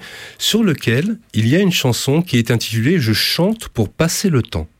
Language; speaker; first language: French; native; French